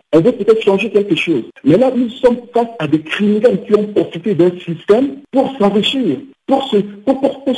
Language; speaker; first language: French; non-native, local second language; Sango